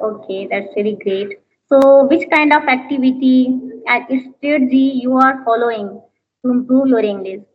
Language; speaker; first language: English; non-native, learner; Hindi